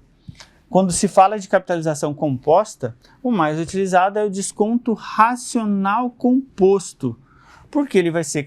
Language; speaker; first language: Portuguese; native; Portuguese